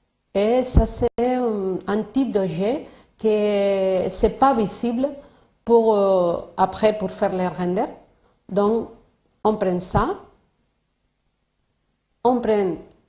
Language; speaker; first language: French; non-native, fluent; Spanish